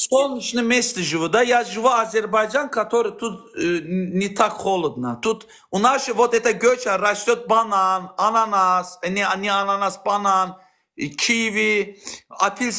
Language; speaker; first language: Russian; non-native, learner; Azerbaijani